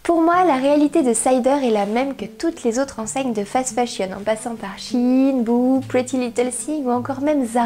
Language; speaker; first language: French; native; French